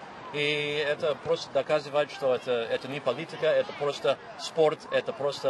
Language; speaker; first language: Russian; non-native, fluent; English